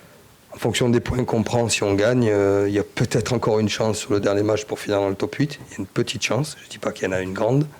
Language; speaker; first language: French; native; French